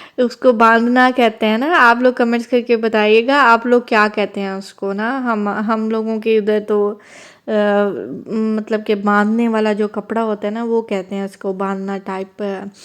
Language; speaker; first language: Urdu; native; Urdu